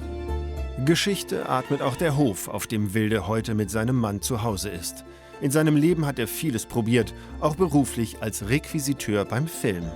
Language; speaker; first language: German; native; German